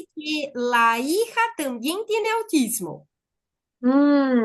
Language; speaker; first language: Spanish; non-native, fluent; Portuguese